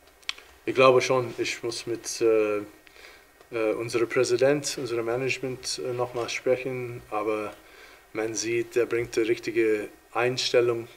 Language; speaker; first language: German; non-native, fluent; English